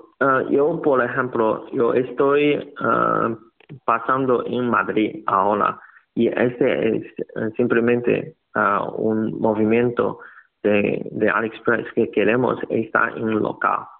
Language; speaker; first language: Spanish; non-native, learner; Chinese